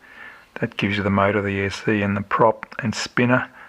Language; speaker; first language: English; native; English